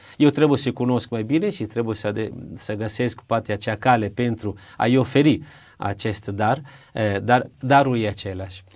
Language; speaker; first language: Romanian; non-native, fluent; Italian